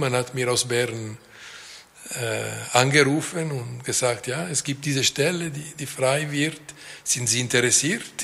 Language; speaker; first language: German; non-native, fluent; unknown